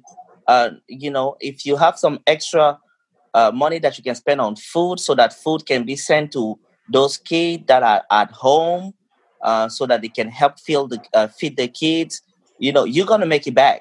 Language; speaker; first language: English; non-native, local second language; French